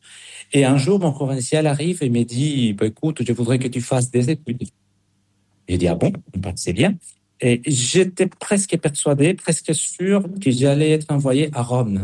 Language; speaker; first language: French; non-native, fluent; Spanish